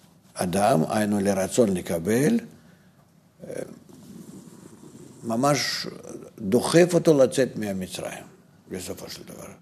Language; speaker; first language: Hebrew; non-native, fluent; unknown